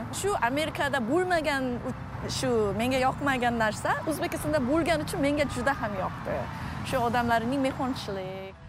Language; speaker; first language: Uzbek; non-native, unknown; Korean